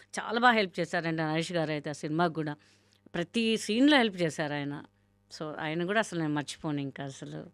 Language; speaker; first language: Telugu; non-native, local second language; Hindi